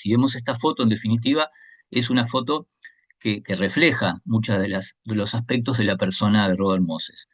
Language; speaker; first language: Spanish; native; Spanish